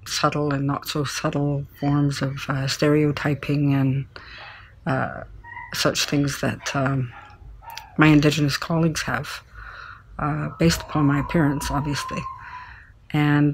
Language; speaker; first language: English; native; English